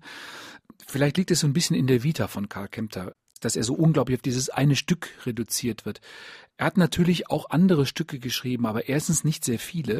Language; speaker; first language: German; native; German